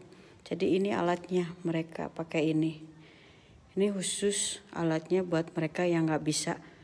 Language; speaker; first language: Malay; non-native, local second language; Sundanese